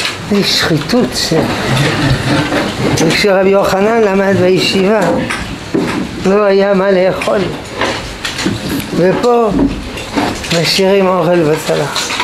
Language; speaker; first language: Hebrew; non-native, fluent; French